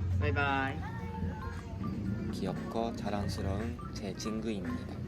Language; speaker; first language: Korean; non-native, fluent; Japanese